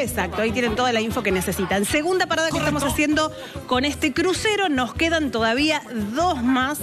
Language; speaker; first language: Spanish; native; Spanish